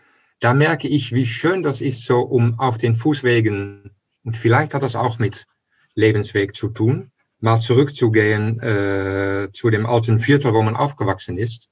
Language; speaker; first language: German; non-native, fluent; Dutch